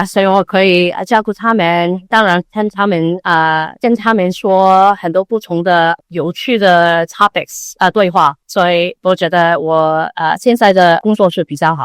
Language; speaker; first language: Chinese; non-native, learner; Cantonese